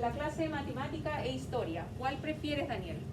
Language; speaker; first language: Spanish; non-native, fluent; English